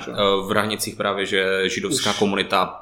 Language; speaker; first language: Czech; native; Czech